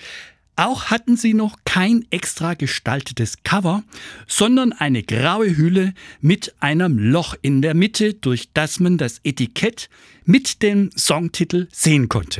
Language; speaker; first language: German; native; German